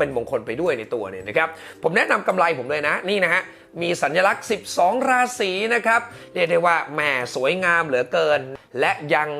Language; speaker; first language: Thai; native; Thai